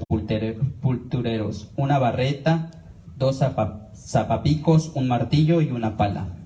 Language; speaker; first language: Spanish; native; Spanish